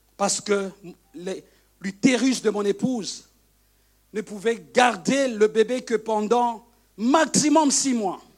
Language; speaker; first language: French; non-native, local second language; Lingala